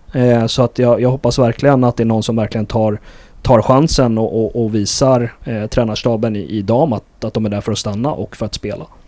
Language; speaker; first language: Swedish; native; Swedish